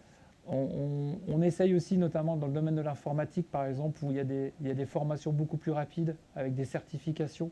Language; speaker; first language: French; native; French